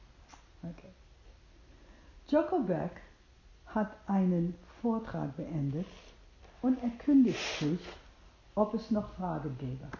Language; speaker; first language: German; non-native, fluent; English